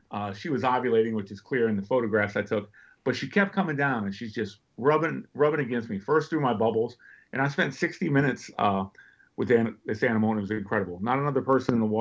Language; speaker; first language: English; native; English